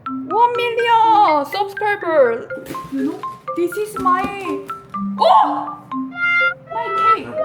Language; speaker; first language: English; non-native, learner; Korean